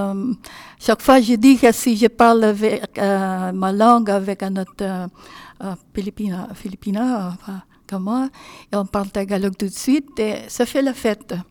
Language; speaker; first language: French; non-native, learner; Filipino